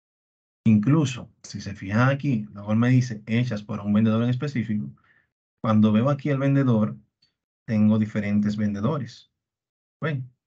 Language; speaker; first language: Spanish; native; Spanish